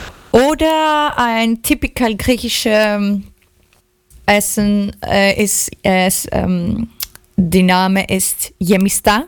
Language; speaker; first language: German; non-native, learner; Greek